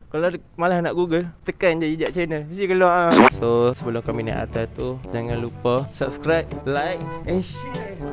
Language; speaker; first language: Malay; native; Malay